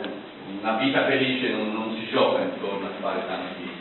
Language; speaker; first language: Italian; native; Italian